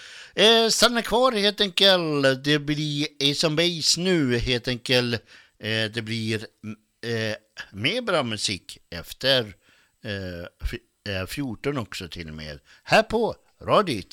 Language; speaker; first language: Swedish; native; Swedish